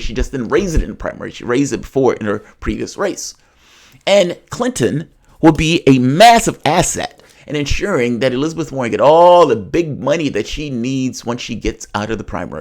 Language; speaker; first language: English; native; English